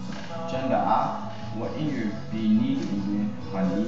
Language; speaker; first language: Chinese; non-native, learner; English